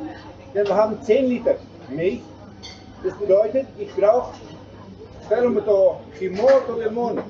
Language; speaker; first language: German; non-native, fluent; Greek